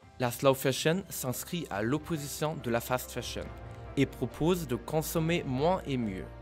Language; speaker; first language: French; non-native, fluent; German